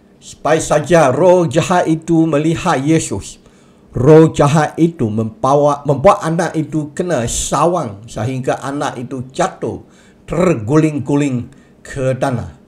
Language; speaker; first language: Malay; non-native, local second language; Chinese